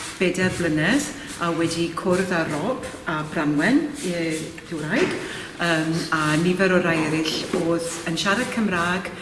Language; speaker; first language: Welsh; native; Welsh